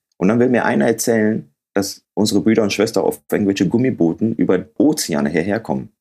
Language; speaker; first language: German; early bilingual, other home language; Akan